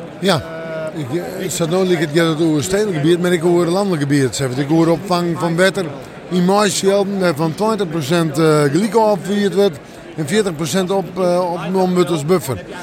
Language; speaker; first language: Dutch; non-native, local second language; Western Frisian